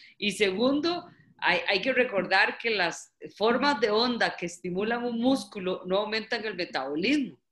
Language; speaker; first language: Spanish; native; Spanish